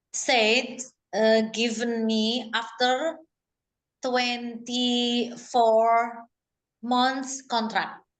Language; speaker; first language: English; non-native, learner; Indonesian